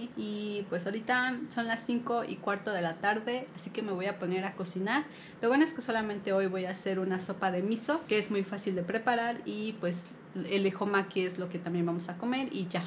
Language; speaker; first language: Spanish; native; Spanish